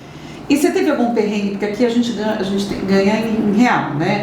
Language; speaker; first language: Portuguese; native; Portuguese